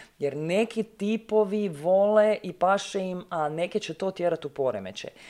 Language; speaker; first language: Croatian; native; Croatian